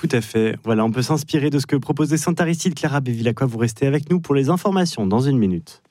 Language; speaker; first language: French; native; French